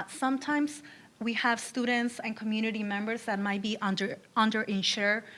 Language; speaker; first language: English; early bilingual, other home language; Spanish